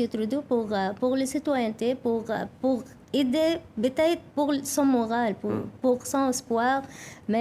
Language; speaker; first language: French; non-native, learner; Arabic